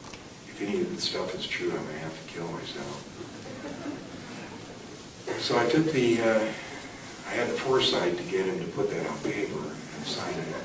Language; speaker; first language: English; native; English